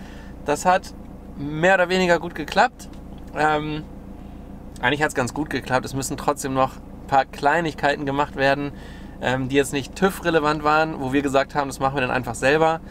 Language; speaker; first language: German; native; German